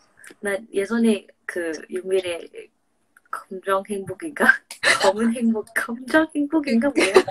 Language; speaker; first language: Korean; non-native, fluent; English